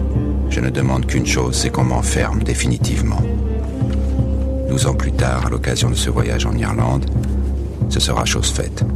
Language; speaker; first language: French; native; French